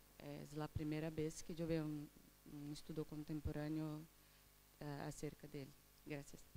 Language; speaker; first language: Spanish; non-native, fluent; Portuguese